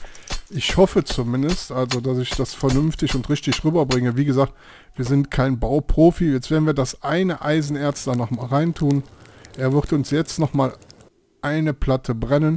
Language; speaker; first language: German; native; German